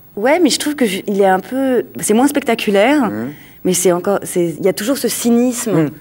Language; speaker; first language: French; native; French